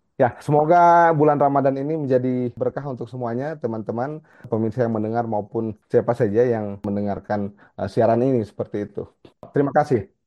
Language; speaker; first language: Indonesian; native; Indonesian